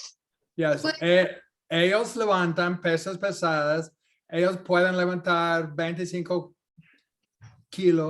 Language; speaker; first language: Spanish; non-native, fluent; English